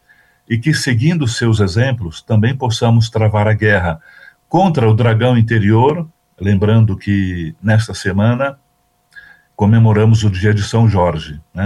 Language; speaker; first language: Portuguese; native; Portuguese